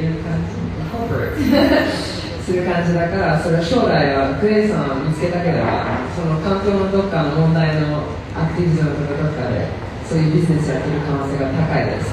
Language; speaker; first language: Japanese; early bilingual, heritage; Japanese